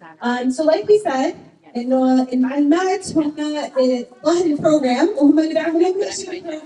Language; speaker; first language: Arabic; early bilingual, heritage; Arabic